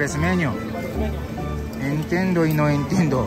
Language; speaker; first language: Spanish; non-native, learner; Japanese